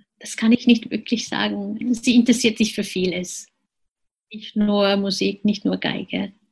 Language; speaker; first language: German; non-native, fluent; Japanese